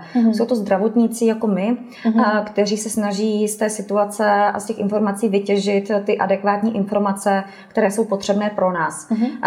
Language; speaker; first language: Czech; native; Czech